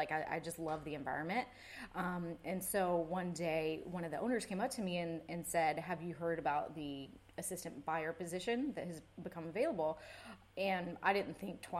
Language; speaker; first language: English; native; English